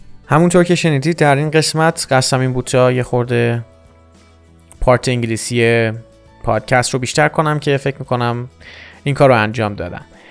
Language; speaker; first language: Persian; native; Persian